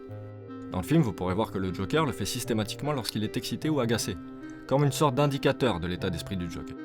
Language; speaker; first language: French; native; French